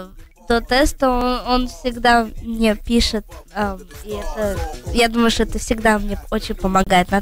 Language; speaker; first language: Russian; early bilingual, heritage; Russian